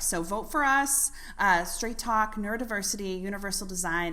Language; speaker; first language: English; native; English